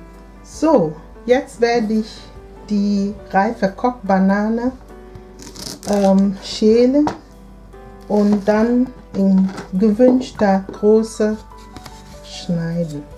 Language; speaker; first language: German; non-native, fluent; Akan